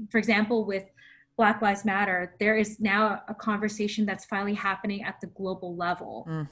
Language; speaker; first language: English; early bilingual, other home language; Filipino